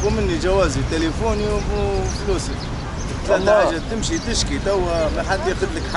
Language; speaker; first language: Arabic; native; Arabic